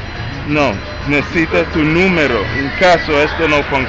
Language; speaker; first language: Spanish; non-native, learner; English